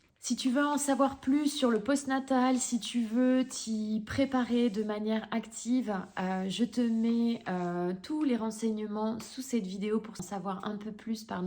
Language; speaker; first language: French; native; French